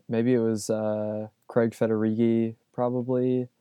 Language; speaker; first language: English; native; English